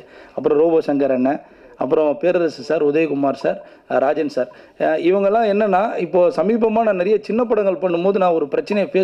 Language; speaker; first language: Tamil; native; Tamil